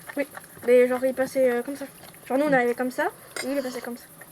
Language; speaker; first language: French; early bilingual, heritage; Arabic